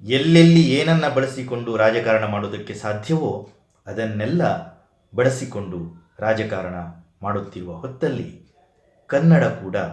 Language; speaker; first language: Kannada; native; Kannada